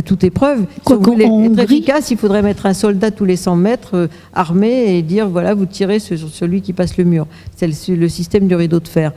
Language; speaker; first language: French; native; French